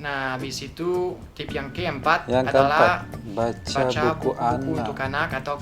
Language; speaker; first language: Indonesian; non-native, fluent; French